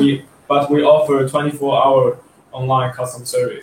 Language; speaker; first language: English; non-native, learner; Chinese